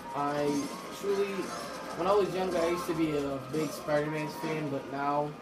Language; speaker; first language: English; native; English